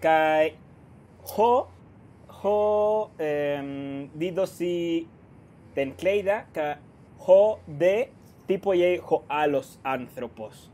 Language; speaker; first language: Greek; non-native, fluent; Spanish